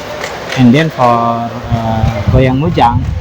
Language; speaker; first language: English; non-native, learner; Indonesian